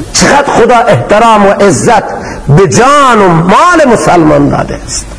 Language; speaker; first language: Persian; non-native, local second language; Baluchi